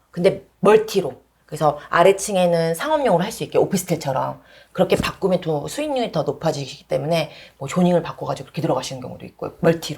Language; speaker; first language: Korean; early bilingual, other home language; English